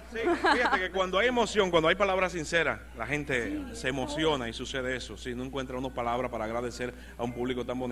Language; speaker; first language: Spanish; native; Spanish